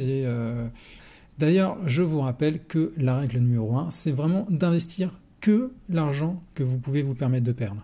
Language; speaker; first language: French; native; French